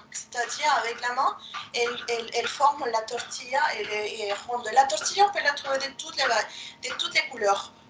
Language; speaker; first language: French; non-native, fluent; Spanish